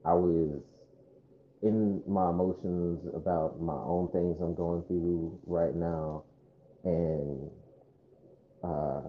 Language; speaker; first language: English; native; English